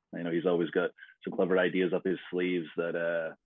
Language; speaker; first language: English; native; English